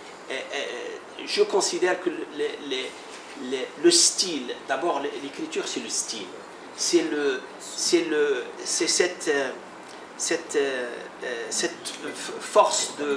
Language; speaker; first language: French; non-native, local second language; Arabic